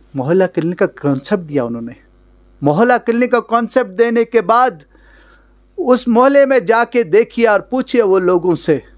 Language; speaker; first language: Hindi; non-native, local second language; Kashmiri